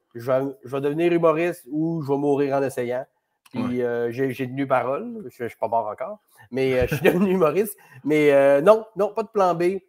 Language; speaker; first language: French; native; French